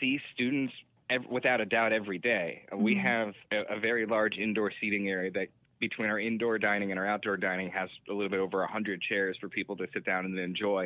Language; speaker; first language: English; native; English